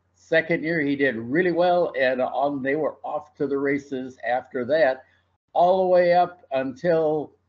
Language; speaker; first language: English; native; English